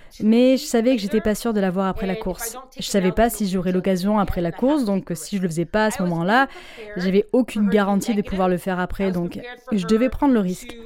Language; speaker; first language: French; non-native, local second language; English